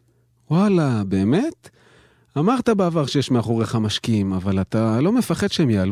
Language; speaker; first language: Hebrew; native; Hebrew